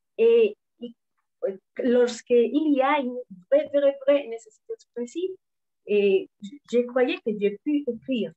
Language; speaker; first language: French; non-native, learner; Spanish